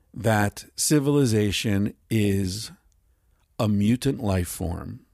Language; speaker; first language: English; native; English